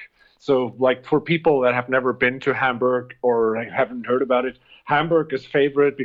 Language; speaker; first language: English; non-native, fluent; German